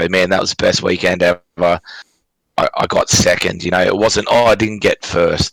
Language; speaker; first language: English; native; English